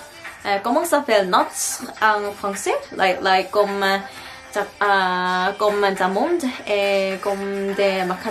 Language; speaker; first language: French; non-native, learner; Korean